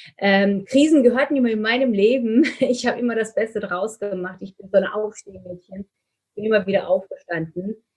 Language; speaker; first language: German; non-native, fluent; Turkish